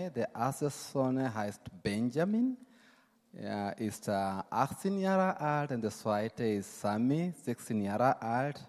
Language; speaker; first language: German; non-native, learner; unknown